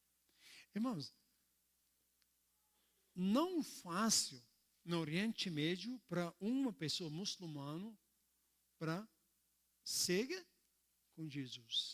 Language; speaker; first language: Portuguese; non-native, learner; Arabic